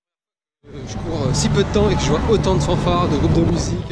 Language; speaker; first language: French; native; French